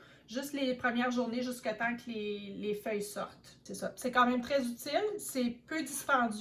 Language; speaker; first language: French; native; French